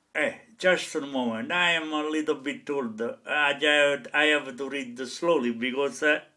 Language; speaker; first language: English; non-native, fluent; Italian